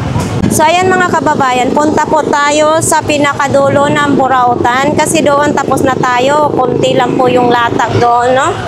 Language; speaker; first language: Filipino; native; Filipino